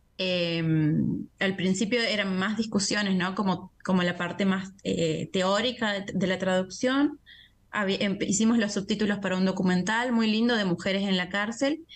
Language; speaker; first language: Spanish; native; Spanish